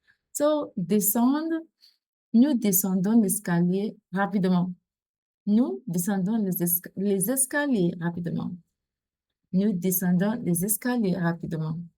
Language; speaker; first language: French; non-native, fluent; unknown